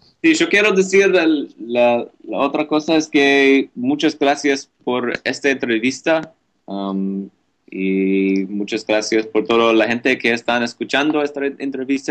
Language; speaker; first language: Spanish; non-native, learner; English